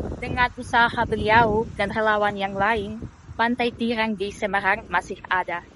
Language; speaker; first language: Indonesian; non-native, fluent; Russian